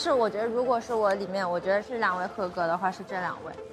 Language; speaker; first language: Chinese; native; Chinese